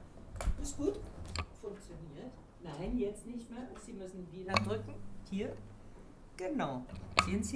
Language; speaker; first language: German; non-native, fluent; French